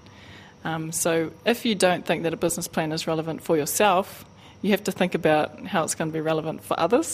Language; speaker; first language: English; native; English